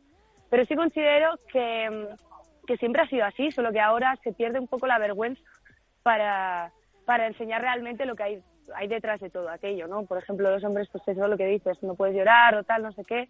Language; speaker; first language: Spanish; native; Spanish